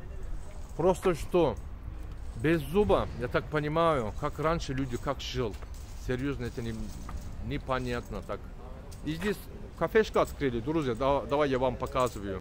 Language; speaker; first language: Russian; non-native, learner; Turkish